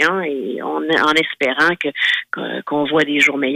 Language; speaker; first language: French; native; French